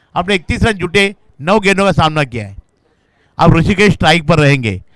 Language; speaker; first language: Hindi; non-native, local second language; Marathi